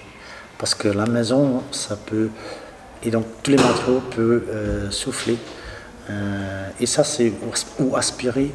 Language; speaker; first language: French; non-native, local second language; Dutch